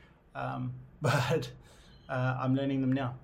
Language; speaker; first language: English; native; English